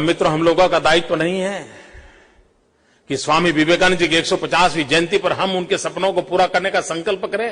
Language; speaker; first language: Hindi; non-native, local second language; Gujarati